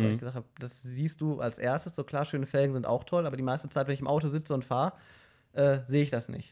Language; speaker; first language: German; native; German